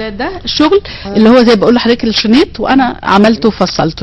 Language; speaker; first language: Arabic; native; Arabic